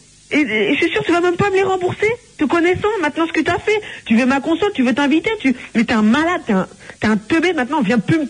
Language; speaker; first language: French; native; French